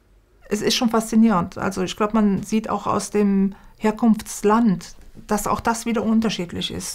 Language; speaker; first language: German; native; German